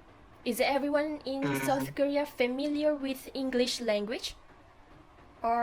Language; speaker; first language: English; non-native, fluent; Malay